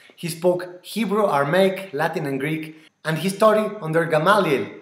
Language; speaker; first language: English; non-native, fluent; Spanish